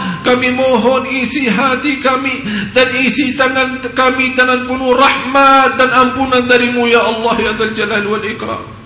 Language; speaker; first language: Indonesian; non-native, fluent; Arabic